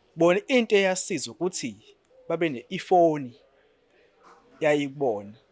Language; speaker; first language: Zulu; native; Zulu